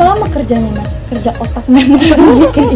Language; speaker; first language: Indonesian; native; Indonesian